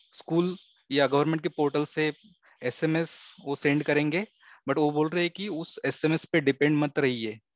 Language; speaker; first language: Hindi; non-native, local second language; Marathi